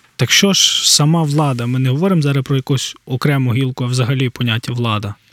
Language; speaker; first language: Ukrainian; native; Ukrainian